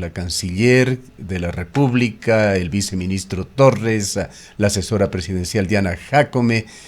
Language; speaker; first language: Spanish; native; Spanish